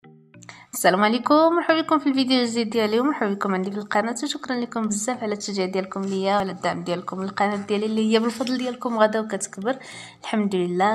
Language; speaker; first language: Arabic; native; Arabic